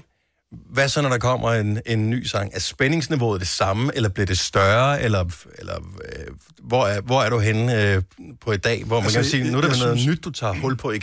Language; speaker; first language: Danish; native; Danish